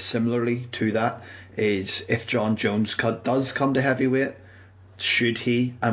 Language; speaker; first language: English; native; English